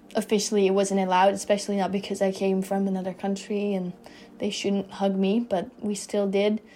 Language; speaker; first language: English; non-native, fluent; Dutch